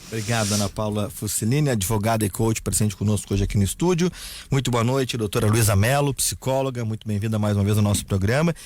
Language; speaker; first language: Portuguese; native; Portuguese